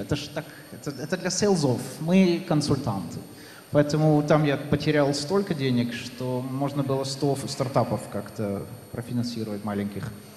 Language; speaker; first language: Russian; non-native, fluent; Dutch